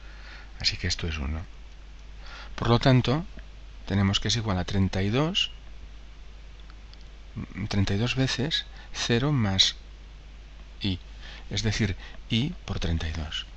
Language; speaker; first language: Spanish; native; Spanish